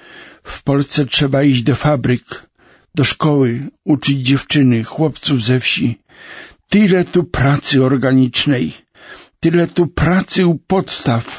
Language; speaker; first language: Polish; native; Polish